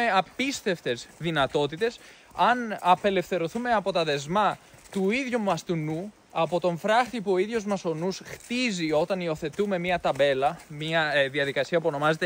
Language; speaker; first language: Greek; native; Greek